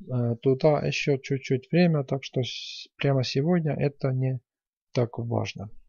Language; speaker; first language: Russian; non-native, fluent; Estonian